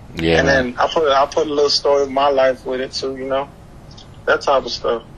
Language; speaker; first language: English; early bilingual, other home language; Haitian Creole